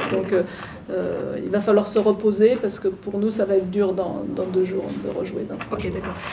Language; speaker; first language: French; native; French